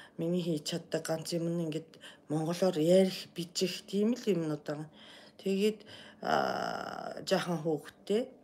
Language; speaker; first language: Mongolian; non-native, fluent; Japanese